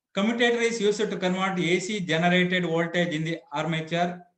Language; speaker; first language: English; non-native, local second language; Kannada